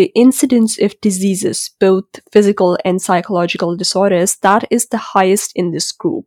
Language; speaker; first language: English; non-native, local second language; Urdu